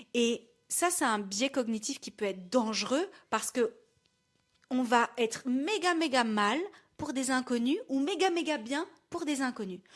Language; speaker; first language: French; native; French